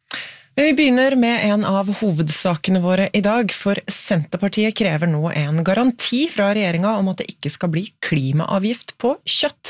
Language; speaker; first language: Norwegian; native; Norwegian